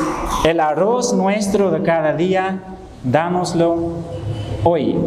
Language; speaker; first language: Spanish; non-native, fluent; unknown